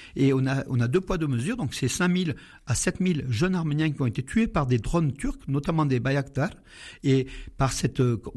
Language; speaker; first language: French; non-native, fluent; Armenian